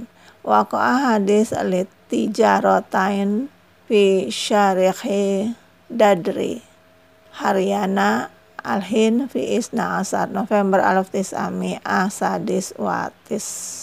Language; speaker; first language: Arabic; non-native, fluent; Indonesian